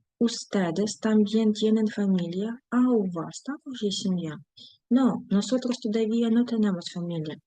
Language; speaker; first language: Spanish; non-native, fluent; Ukrainian